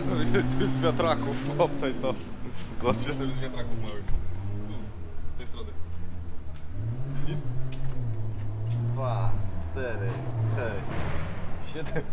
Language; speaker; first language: Polish; native; Polish